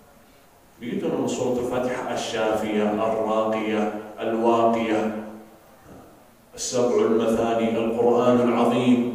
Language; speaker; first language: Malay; non-native, fluent; Arabic